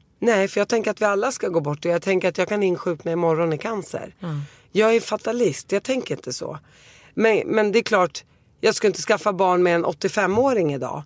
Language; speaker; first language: Swedish; early bilingual, other home language; Arabic